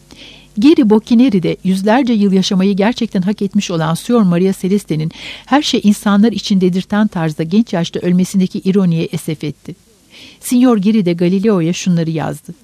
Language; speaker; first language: Turkish; native; Turkish